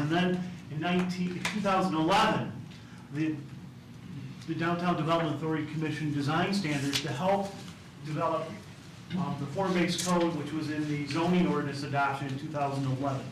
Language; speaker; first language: English; native; English